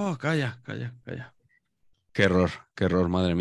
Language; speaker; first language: Spanish; native; Spanish